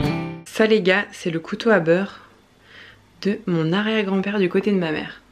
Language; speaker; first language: French; native; French